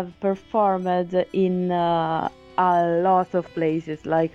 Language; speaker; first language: English; non-native, fluent; Italian